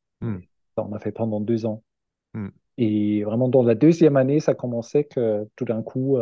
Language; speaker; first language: French; non-native, fluent; German